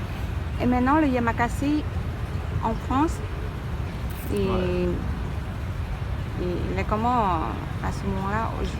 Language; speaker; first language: French; non-native, learner; Vietnamese